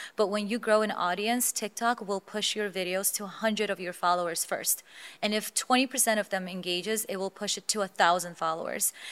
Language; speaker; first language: English; non-native, fluent; Azerbaijani